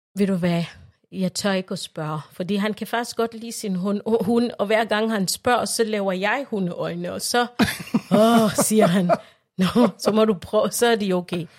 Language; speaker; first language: Danish; non-native, fluent; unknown